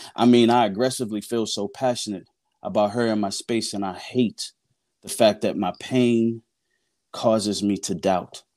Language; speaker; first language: English; native; English